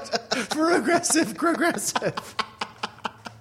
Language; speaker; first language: English; native; English